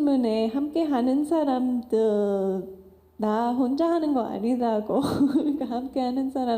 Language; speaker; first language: Korean; non-native, fluent; English